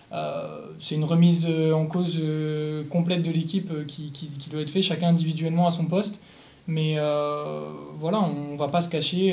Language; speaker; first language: French; native; French